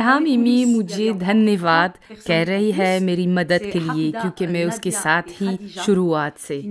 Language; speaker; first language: Hindi; non-native, fluent; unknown